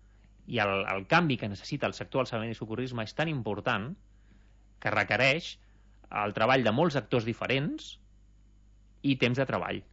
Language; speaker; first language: Catalan; native; Catalan